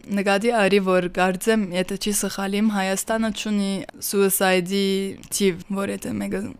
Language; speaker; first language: Armenian; early bilingual, heritage; Armenian